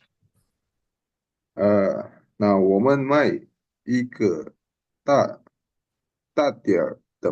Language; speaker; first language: Chinese; non-native, learner; Indonesian